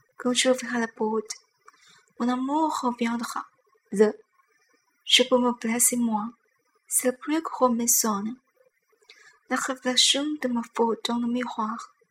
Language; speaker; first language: French; non-native, learner; Chinese